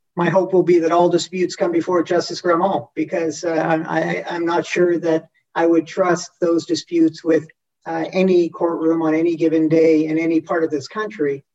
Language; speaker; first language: English; native; English